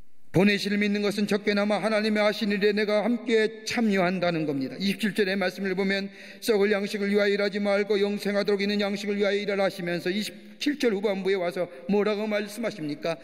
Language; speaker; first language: Korean; native; Korean